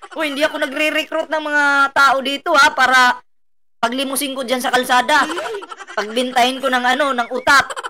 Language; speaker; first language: Filipino; non-native, local second language; Cebuano